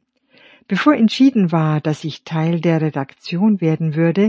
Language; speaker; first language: German; native; German